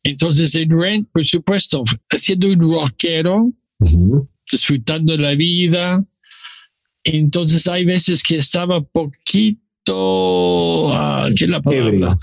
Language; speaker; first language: Spanish; non-native, learner; English